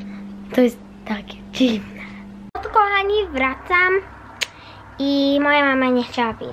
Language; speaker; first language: Polish; early bilingual, heritage; Polish